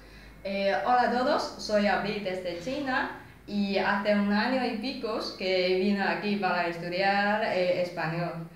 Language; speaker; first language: Spanish; non-native, learner; Chinese